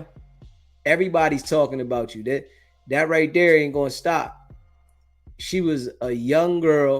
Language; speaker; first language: English; native; English